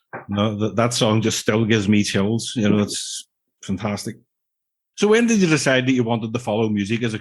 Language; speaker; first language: English; native; English